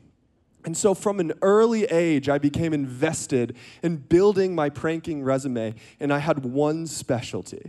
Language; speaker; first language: English; native; English